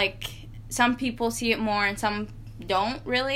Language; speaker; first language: English; non-native, fluent; Arabic